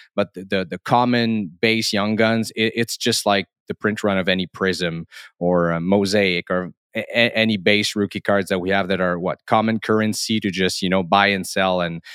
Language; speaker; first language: English; non-native, fluent; French